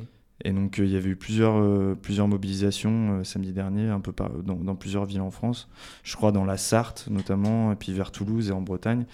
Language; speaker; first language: French; native; French